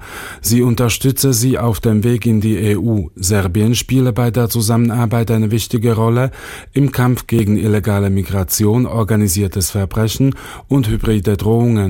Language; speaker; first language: German; native; German